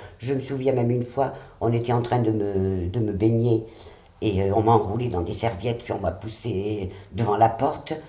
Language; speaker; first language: French; early bilingual, other home language; Catalan